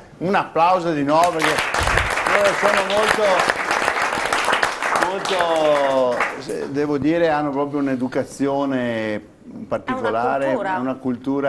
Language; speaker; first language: Italian; native; Italian